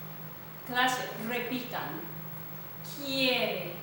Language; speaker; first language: Spanish; non-native, fluent; English